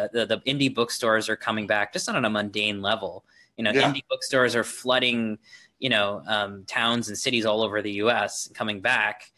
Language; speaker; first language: English; native; English